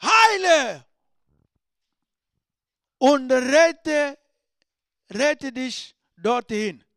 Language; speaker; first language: German; non-native, learner; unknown